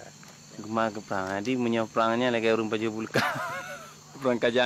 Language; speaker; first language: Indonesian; non-native, local second language; Achinese